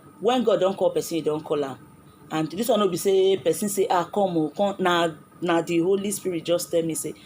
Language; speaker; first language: Nigerian Pidgin; non-native, local second language; Yoruba